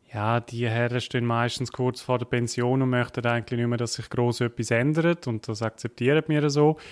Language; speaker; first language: German; native; German